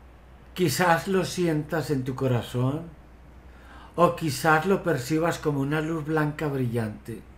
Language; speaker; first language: Spanish; native; Spanish